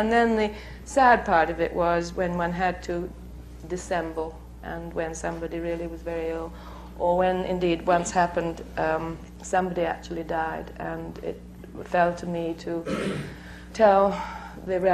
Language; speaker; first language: English; native; English